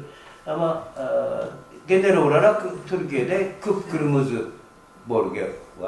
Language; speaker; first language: Turkish; non-native, fluent; Japanese